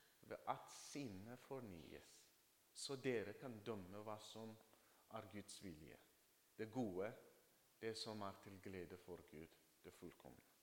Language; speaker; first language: Norwegian; non-native, fluent; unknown